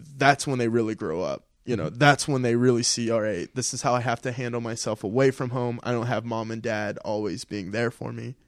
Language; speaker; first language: English; early bilingual, other home language; Filipino